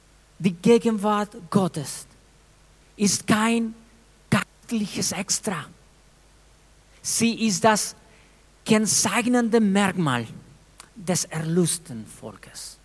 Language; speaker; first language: German; non-native, fluent; Spanish